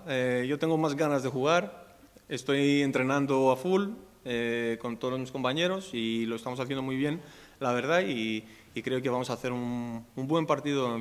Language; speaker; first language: Spanish; non-native, fluent; Greek